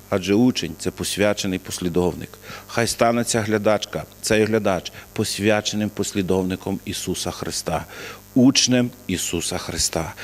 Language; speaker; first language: Ukrainian; native; Ukrainian